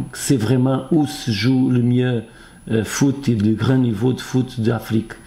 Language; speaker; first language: French; non-native, fluent; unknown